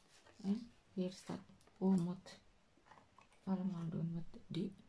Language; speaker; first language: Dutch; non-native, learner; Indonesian